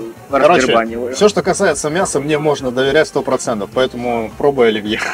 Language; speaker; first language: Russian; native; Russian